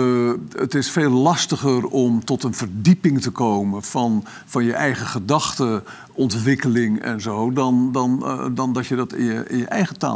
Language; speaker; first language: Dutch; native; Dutch